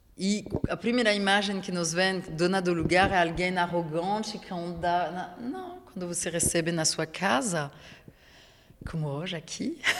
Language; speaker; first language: Portuguese; non-native, fluent; French